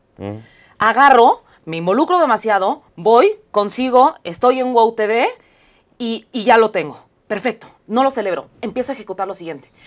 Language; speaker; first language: Spanish; native; Spanish